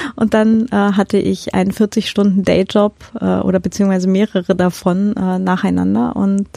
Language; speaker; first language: German; native; German